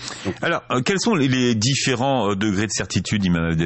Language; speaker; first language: French; native; French